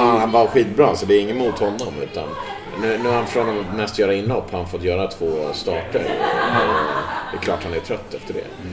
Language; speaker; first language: Swedish; native; Swedish